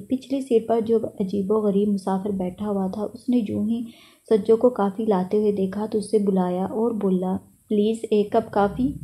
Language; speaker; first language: Urdu; native; Urdu